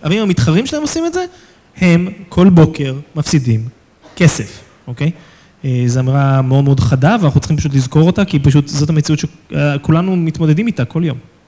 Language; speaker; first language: Hebrew; native; Hebrew